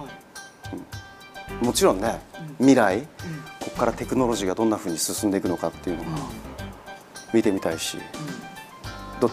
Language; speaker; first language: Japanese; native; Japanese